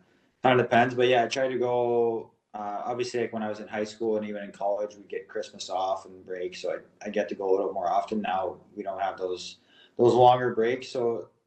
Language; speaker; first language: English; non-native, fluent; Russian